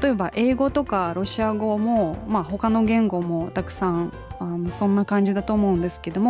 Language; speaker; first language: Japanese; non-native, fluent; Russian